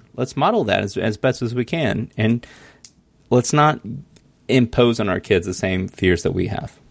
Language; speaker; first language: English; native; English